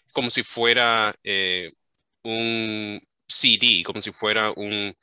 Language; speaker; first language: Spanish; early bilingual, other home language; English